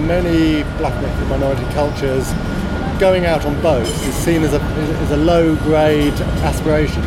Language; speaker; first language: English; native; English